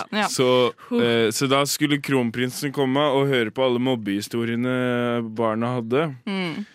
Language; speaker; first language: Norwegian; native; Norwegian